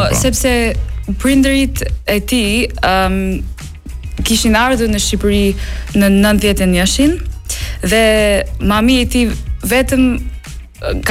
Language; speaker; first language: Albanian; non-native, fluent; English